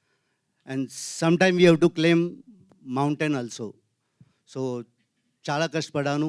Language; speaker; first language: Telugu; non-native, learner; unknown